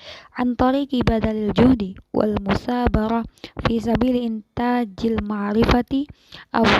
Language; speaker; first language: Arabic; non-native, learner; Indonesian